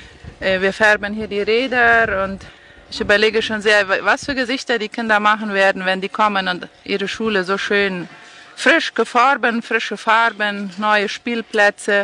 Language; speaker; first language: German; non-native, fluent; Spanish